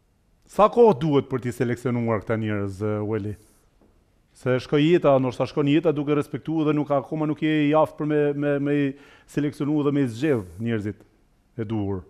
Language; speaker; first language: Albanian; native; Albanian